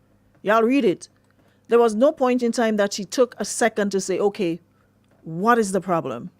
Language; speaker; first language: English; native; English